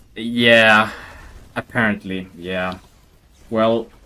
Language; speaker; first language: English; non-native, fluent; Swedish